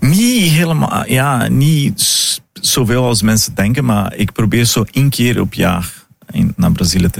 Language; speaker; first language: Dutch; non-native, fluent; Portuguese